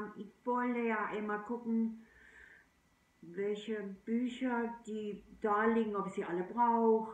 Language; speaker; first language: German; non-native, fluent; English